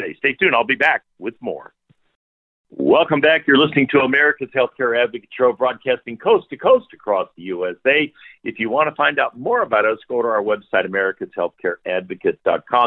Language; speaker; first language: English; native; English